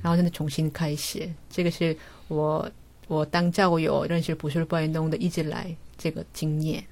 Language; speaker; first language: Chinese; non-native, fluent; Korean